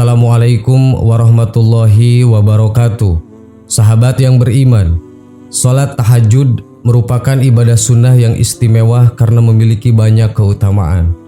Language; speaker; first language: Indonesian; native; Indonesian